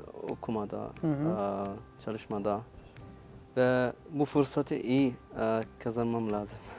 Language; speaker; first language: Turkish; non-native, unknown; Arabic